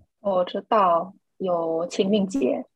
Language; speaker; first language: Chinese; non-native, fluent; English